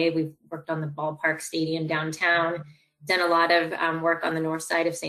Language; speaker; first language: English; native; English